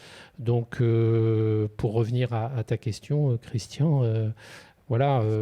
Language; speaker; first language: French; native; French